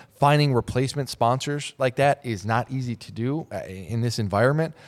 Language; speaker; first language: English; native; English